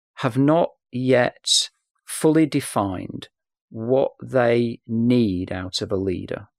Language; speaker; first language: English; native; English